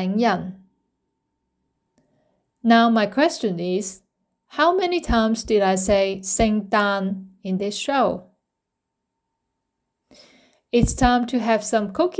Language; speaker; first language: English; non-native, local second language; Cantonese